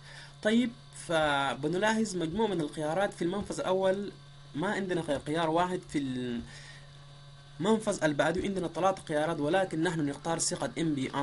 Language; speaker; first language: Arabic; native; Arabic